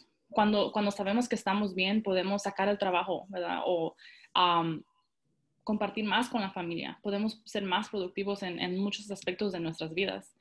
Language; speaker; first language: Spanish; early bilingual, heritage; Spanish